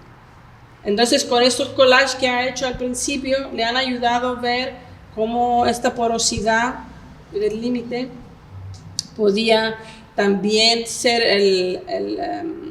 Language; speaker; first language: Spanish; non-native, fluent; Greek